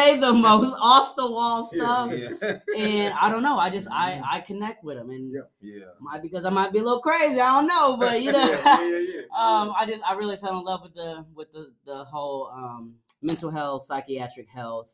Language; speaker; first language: English; native; English